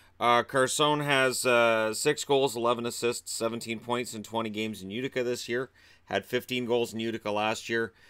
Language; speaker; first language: English; native; English